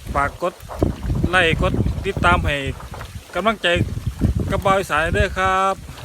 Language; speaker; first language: Thai; non-native, local second language; Northeastern Thai